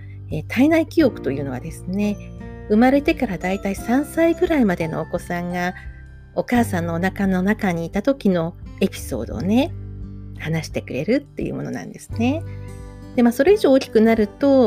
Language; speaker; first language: Japanese; native; Japanese